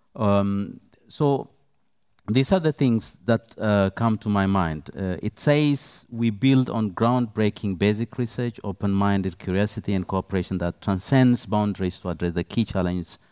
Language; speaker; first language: English; non-native, fluent; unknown